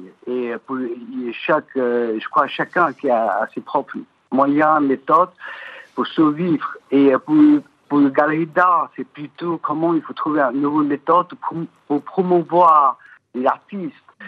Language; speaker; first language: French; non-native, fluent; Chinese